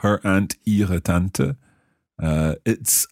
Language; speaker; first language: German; non-native, learner; English